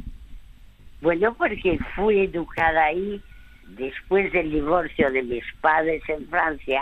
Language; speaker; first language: Spanish; early bilingual, other home language; French